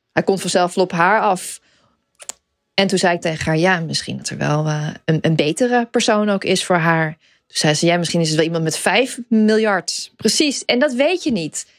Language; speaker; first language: Dutch; native; Dutch